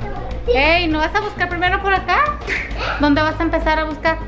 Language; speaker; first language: Spanish; native; Spanish